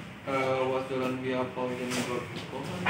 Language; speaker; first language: German; non-native, learner; Indonesian